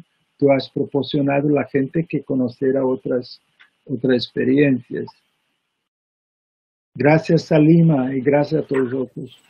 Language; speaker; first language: Spanish; non-native, fluent; Portuguese